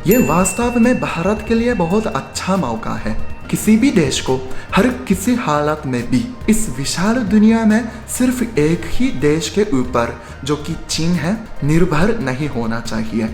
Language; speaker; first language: Hindi; non-native, fluent; Japanese